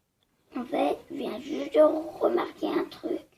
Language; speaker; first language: French; native; French